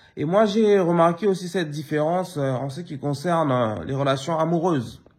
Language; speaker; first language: French; early bilingual, other home language; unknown